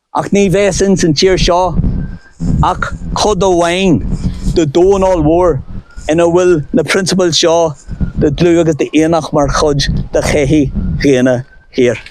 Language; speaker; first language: Irish; non-native, local second language; English